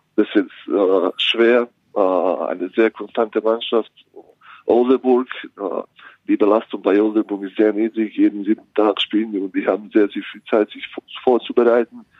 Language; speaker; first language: German; non-native, fluent; Bosnian